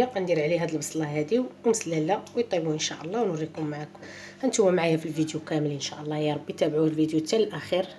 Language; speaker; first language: Arabic; native; Arabic